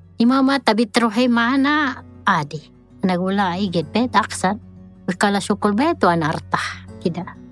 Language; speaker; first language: Arabic; non-native, learner; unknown